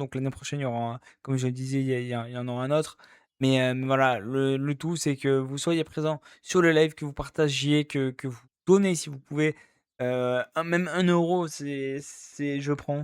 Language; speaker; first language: French; native; French